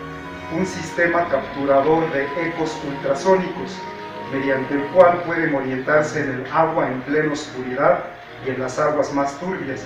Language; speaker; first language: Spanish; native; Spanish